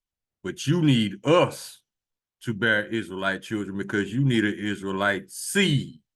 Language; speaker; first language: English; native; English